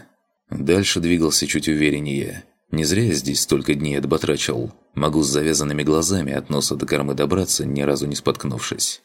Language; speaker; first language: Russian; native; Russian